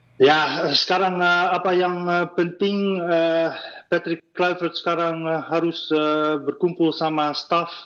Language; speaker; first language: Indonesian; non-native, fluent; Dutch